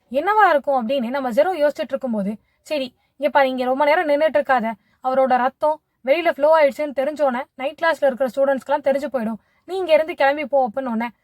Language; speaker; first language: Tamil; native; Tamil